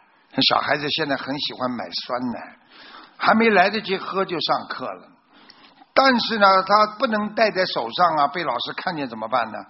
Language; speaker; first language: Chinese; native; Chinese